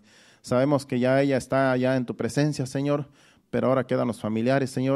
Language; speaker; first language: Spanish; native; Spanish